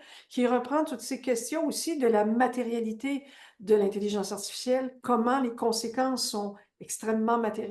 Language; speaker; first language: French; native; French